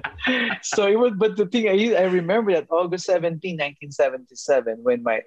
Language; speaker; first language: English; non-native, local second language; Filipino